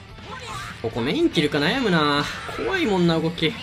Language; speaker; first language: Japanese; native; Japanese